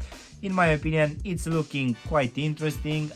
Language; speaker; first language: English; non-native, fluent; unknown